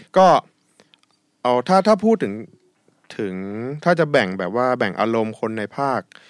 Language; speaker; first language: Thai; native; Thai